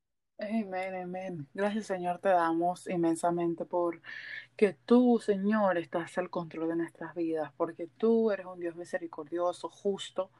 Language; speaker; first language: Spanish; early bilingual, heritage; Spanish